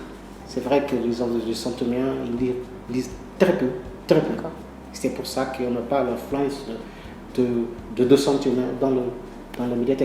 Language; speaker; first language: French; non-native, learner; Portuguese